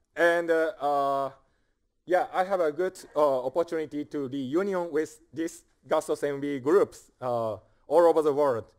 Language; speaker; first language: English; non-native, fluent; Japanese